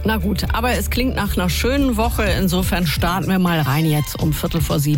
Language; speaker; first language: German; native; German